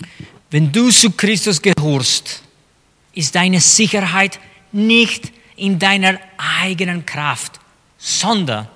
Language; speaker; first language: German; non-native, fluent; Spanish